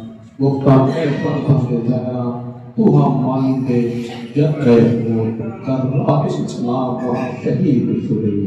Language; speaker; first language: Persian; non-native, fluent; Urdu